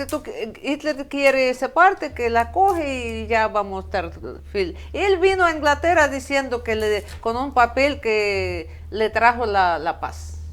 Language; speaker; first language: Spanish; non-native, fluent; Russian